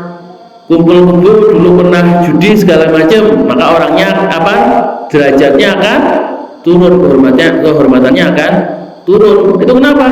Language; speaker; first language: Indonesian; non-native, local second language; Javanese